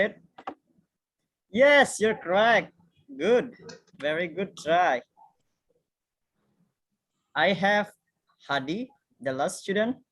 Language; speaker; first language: English; non-native, fluent; Indonesian